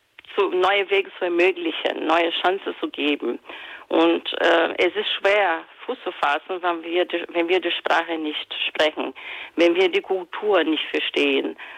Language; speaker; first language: German; non-native, fluent; Portuguese